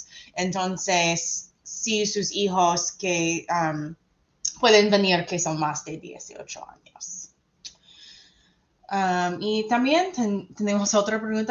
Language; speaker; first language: Spanish; non-native, fluent; English